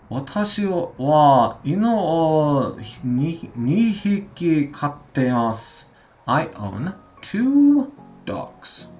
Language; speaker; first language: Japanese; non-native, learner; English